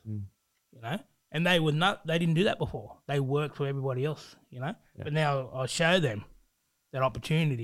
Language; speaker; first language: English; native; English